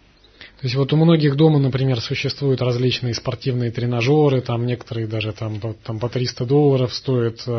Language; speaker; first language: Russian; native; Russian